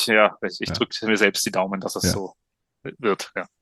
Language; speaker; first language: German; native; German